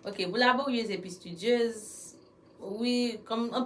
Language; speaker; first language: French; non-native, learner; Haitian Creole